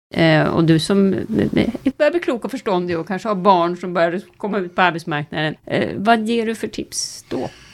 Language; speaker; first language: Swedish; native; Swedish